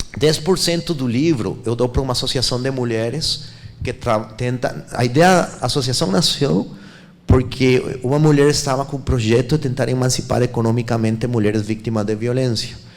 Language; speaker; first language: Portuguese; non-native, fluent; Spanish